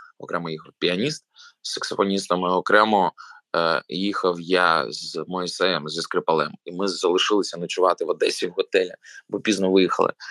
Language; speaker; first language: Ukrainian; non-native, local second language; Russian